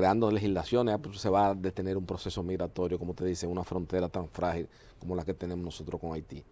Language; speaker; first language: Spanish; native; Spanish